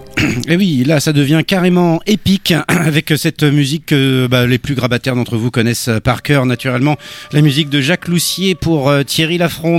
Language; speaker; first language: French; native; French